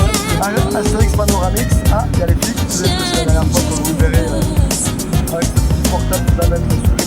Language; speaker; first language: French; native; French